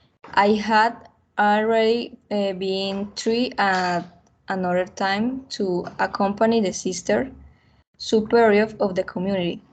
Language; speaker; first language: English; non-native, learner; Spanish